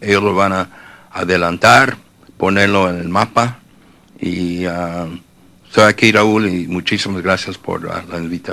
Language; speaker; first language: Spanish; early bilingual, heritage; Spanish